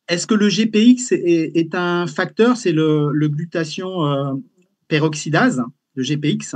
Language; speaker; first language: French; native; French